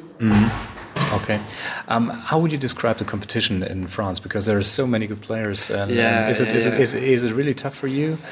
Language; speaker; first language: English; non-native, fluent; German